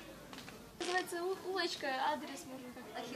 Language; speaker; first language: Russian; native; Russian